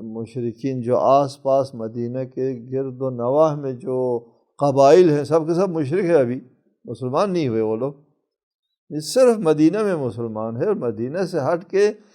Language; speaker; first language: Urdu; non-native, local second language; Balti